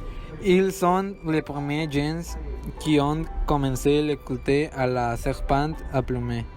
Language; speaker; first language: French; non-native, learner; Spanish